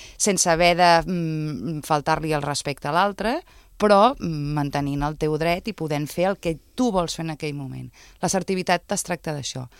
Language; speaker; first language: Catalan; native; Catalan